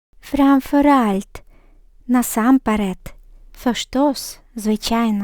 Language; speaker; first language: Swedish; non-native, learner; Ukrainian